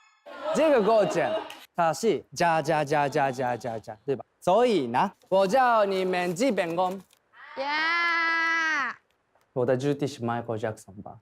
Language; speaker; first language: Chinese; non-native, fluent; Korean